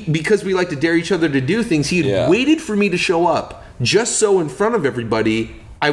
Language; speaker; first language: English; native; English